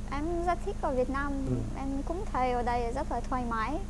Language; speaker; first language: Vietnamese; non-native, fluent; Ukrainian